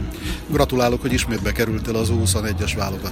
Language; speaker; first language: Hungarian; native; Hungarian